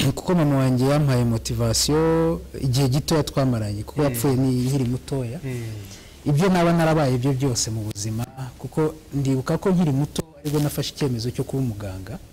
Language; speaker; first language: Kinyarwanda; early bilingual, heritage; Kinyarwanda